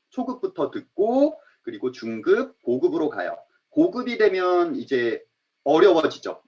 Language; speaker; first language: Korean; native; Korean